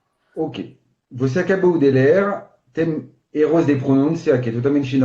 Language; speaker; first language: Portuguese; non-native, fluent; French